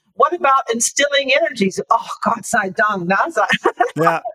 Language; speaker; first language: German; non-native, fluent; English